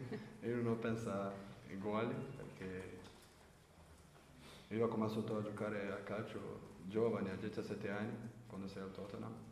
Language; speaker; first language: Italian; non-native, learner; French